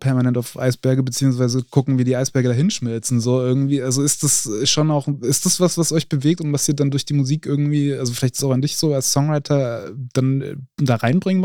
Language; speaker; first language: German; native; German